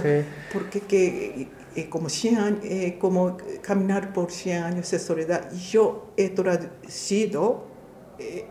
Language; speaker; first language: Spanish; non-native, fluent; Japanese